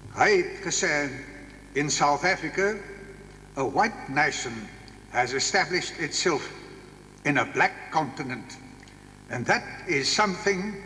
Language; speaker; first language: English; non-native, local second language; Afrikaans